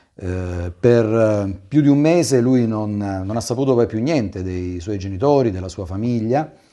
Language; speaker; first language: Italian; native; Italian